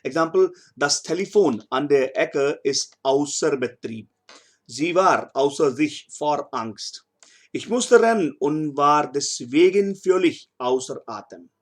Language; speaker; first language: German; non-native, fluent; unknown